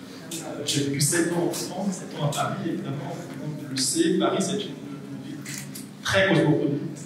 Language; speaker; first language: French; non-native, fluent; Portuguese